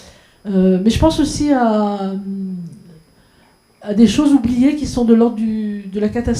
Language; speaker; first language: French; native; French